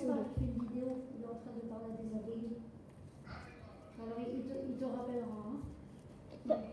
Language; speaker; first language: French; native; French